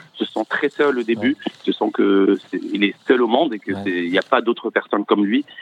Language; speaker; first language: French; non-native, local second language; Arabic